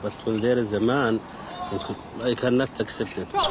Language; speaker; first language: English; non-native, fluent; Arabic